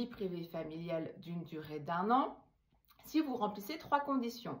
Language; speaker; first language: French; native; French